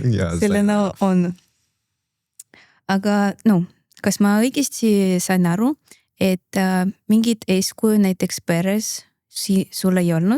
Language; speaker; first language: Estonian; non-native, local second language; Russian